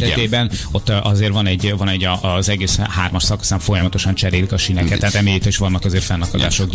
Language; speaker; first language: Hungarian; native; Hungarian